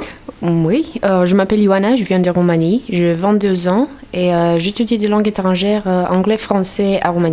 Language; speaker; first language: French; non-native, fluent; Romanian